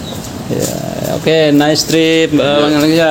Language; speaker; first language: Indonesian; native; Indonesian